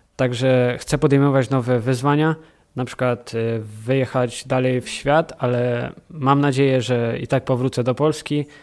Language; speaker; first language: Polish; early bilingual, heritage; Polish